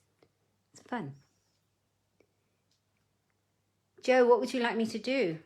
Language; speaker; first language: English; native; English